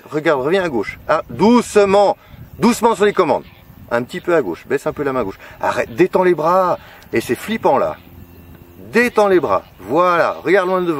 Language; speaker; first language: French; native; French